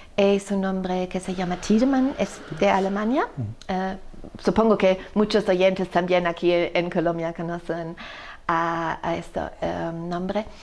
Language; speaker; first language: Spanish; non-native, fluent; German